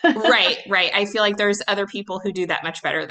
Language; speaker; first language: English; native; English